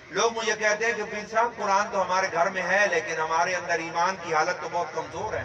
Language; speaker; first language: Urdu; non-native, local second language; Punjabi